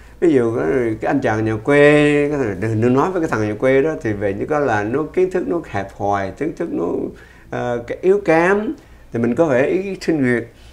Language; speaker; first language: Vietnamese; native; Vietnamese